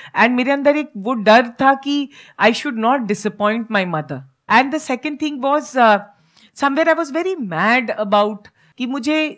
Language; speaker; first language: Hindi; native; Hindi